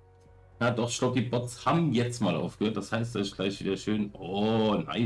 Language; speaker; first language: German; native; German